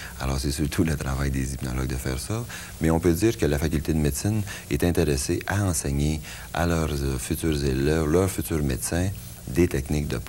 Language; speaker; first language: French; native; French